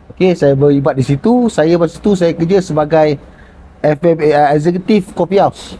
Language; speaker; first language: Malay; native; Malay